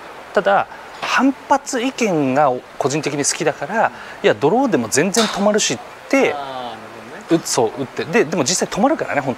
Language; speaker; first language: Japanese; native; Japanese